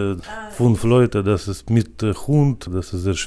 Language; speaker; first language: German; non-native, learner; Ukrainian